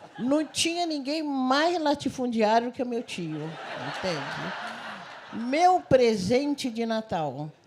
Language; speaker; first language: Portuguese; native; Portuguese